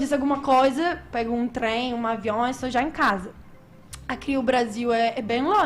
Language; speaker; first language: Portuguese; non-native, fluent; Italian